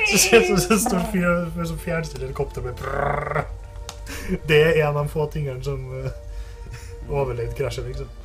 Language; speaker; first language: Norwegian; native; Norwegian